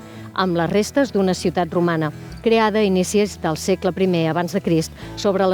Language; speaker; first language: Catalan; native; Catalan